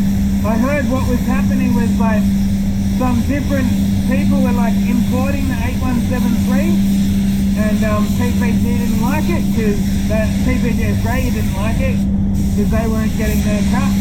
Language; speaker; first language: English; native; English